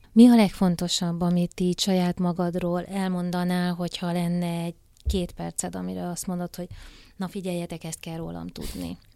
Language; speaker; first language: Hungarian; native; Hungarian